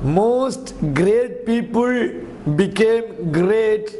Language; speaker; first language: English; non-native, local second language; Tamil